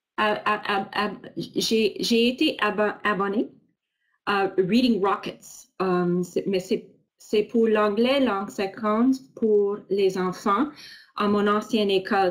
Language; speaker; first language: French; non-native, fluent; English